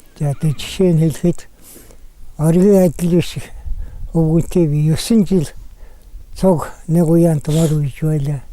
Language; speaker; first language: Mongolian; native; Mongolian